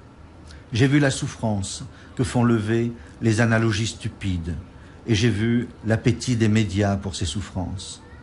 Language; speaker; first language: French; native; French